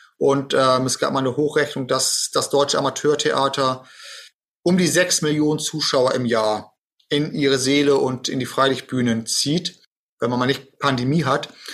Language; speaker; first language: German; native; German